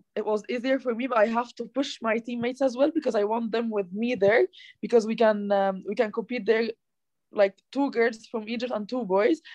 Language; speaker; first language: English; non-native, fluent; Arabic